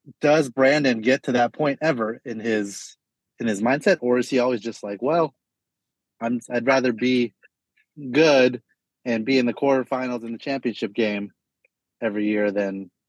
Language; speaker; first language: English; native; English